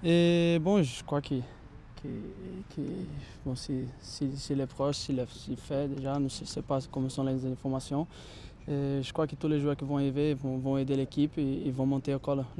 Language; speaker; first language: French; non-native, learner; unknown